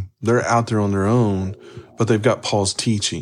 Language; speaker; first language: English; native; English